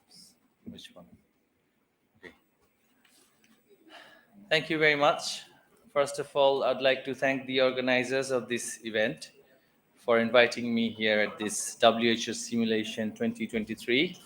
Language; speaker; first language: English; non-native, local second language; Bangla